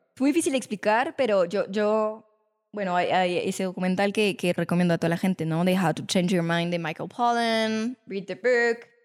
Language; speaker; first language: Spanish; non-native, fluent; French